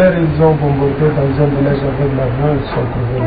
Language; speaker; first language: French; non-native, local second language; Arabic